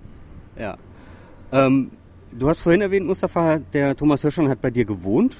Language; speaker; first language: German; native; German